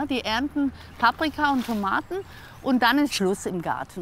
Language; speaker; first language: German; native; German